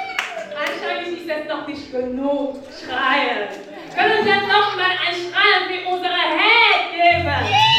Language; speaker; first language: German; non-native, learner; French